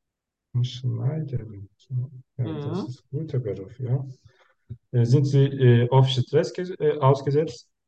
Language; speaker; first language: German; non-native, learner; Turkish